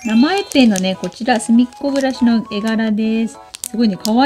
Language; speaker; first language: Japanese; native; Japanese